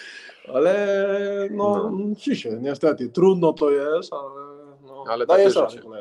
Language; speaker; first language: Polish; non-native, learner; Spanish